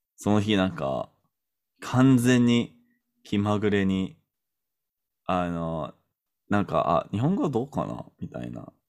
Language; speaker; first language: Japanese; non-native, fluent; English